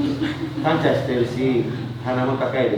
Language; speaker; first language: Japanese; non-native, fluent; Indonesian